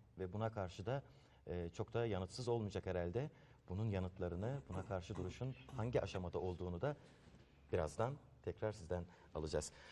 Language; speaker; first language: Turkish; native; Turkish